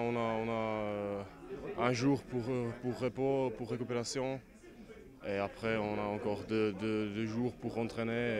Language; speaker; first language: French; non-native, learner; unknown